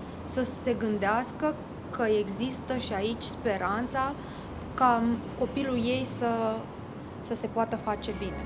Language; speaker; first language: Romanian; native; Romanian